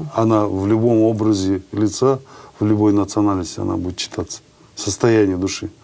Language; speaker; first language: Russian; non-native, local second language; Kazakh